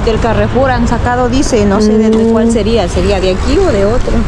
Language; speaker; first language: Spanish; native; Spanish